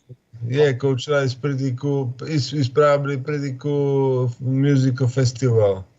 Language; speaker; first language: English; non-native, fluent; Slovak